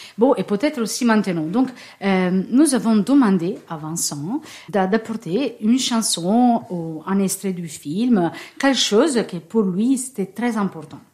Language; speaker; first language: French; non-native, fluent; Italian